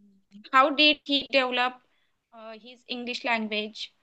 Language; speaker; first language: English; non-native, learner; Marathi